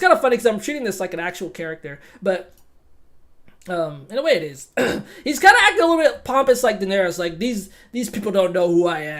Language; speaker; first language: English; native; English